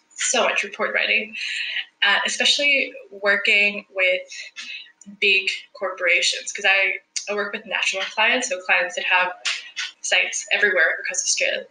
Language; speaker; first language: English; non-native, fluent; Spanish